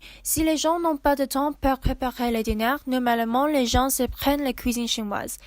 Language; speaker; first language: French; non-native, learner; English